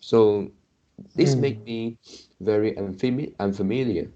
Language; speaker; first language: English; non-native, local second language; Chinese